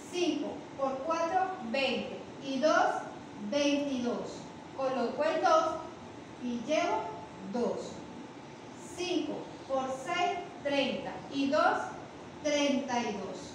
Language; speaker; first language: Spanish; native; Spanish